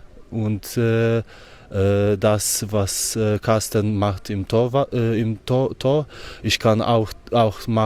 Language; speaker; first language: German; non-native, learner; Polish